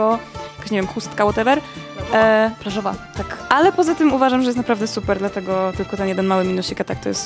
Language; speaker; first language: Polish; native; Polish